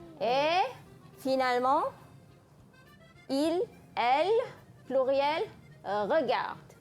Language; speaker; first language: French; non-native, fluent; Malay